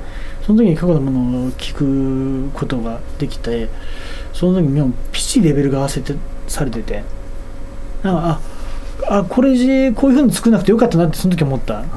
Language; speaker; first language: Japanese; native; Japanese